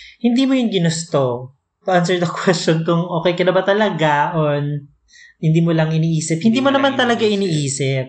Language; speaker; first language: Filipino; native; Filipino